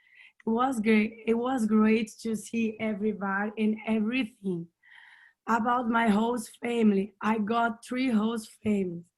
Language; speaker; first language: English; non-native, learner; Portuguese